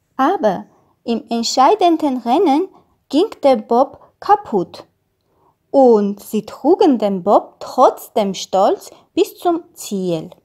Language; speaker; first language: German; non-native, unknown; Russian